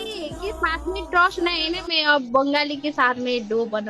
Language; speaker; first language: Hindi; non-native, learner; Nepali